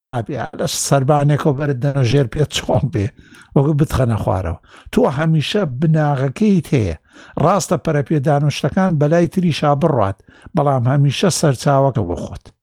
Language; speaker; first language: Central Kurdish; native; Central Kurdish